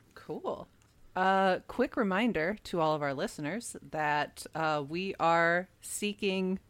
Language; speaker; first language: English; native; English